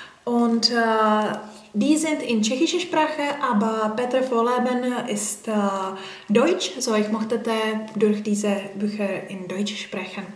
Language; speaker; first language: German; non-native, learner; Czech